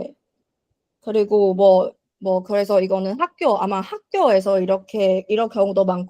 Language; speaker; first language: Korean; non-native, learner; Chinese